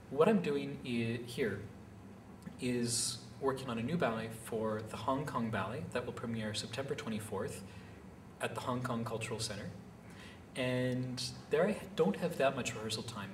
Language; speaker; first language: English; native; English